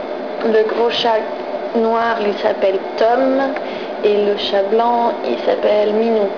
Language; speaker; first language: French; native; French